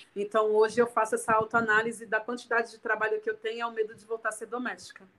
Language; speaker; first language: Portuguese; native; Portuguese